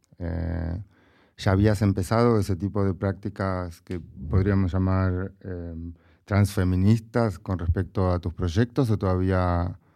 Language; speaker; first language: Spanish; native; Spanish